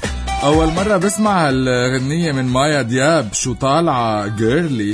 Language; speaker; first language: Arabic; native; Arabic